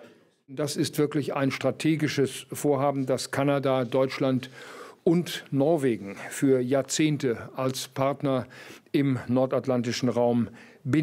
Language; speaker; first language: German; native; German